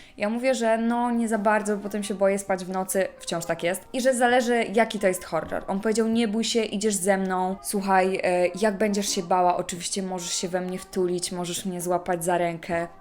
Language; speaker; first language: Polish; native; Polish